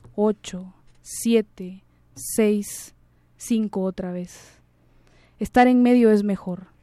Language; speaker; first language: Spanish; native; Spanish